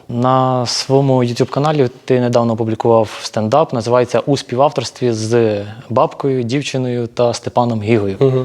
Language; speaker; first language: Ukrainian; native; Ukrainian